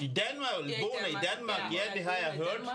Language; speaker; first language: Danish; non-native, fluent; French